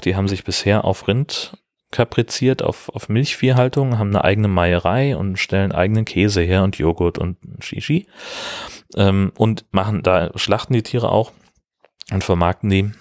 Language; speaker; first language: German; native; German